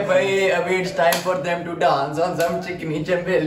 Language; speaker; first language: Urdu; native; Urdu